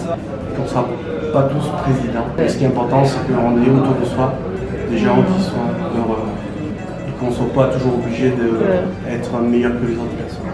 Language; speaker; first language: French; early bilingual, other home language; Korean